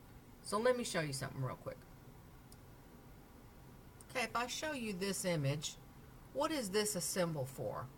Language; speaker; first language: English; native; English